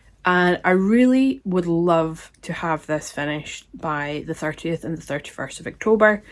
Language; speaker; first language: English; native; English